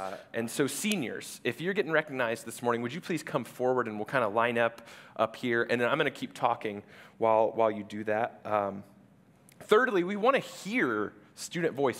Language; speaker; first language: English; native; English